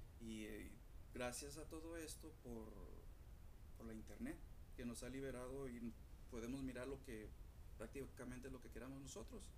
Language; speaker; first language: Spanish; early bilingual, heritage; Spanish